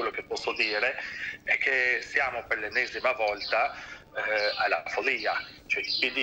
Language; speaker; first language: Italian; native; Italian